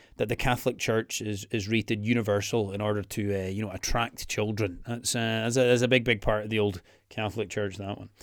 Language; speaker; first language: English; native; English